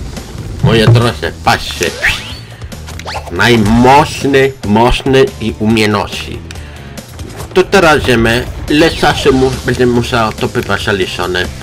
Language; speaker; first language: Polish; non-native, learner; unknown